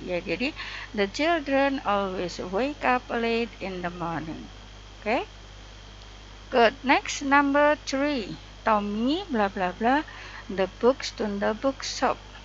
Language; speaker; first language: English; non-native, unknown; Indonesian